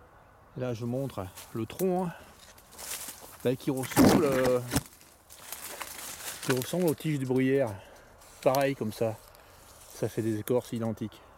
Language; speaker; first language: French; native; French